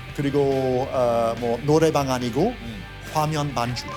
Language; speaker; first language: Korean; non-native, fluent; English